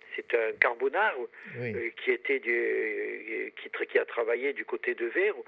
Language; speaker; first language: French; native; French